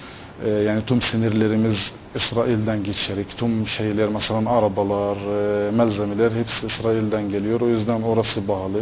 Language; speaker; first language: Turkish; non-native, fluent; Arabic